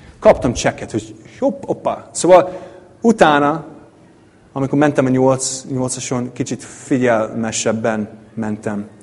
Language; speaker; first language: Hungarian; non-native, fluent; English